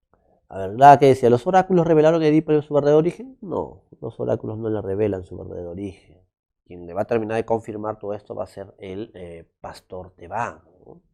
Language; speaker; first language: Spanish; native; Spanish